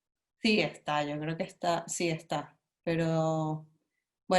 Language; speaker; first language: Spanish; native; Spanish